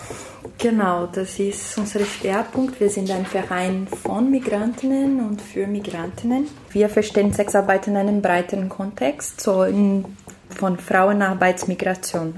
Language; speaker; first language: German; non-native, learner; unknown